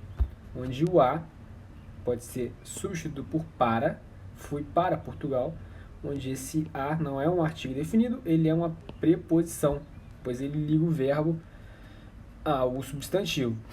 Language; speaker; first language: Portuguese; native; Portuguese